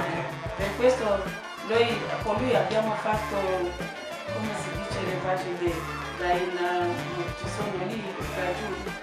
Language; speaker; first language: Italian; non-native, learner; French